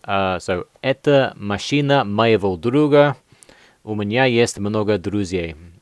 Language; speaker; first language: Russian; non-native, learner; English